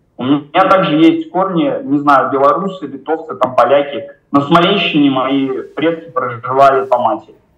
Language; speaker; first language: Russian; native; Russian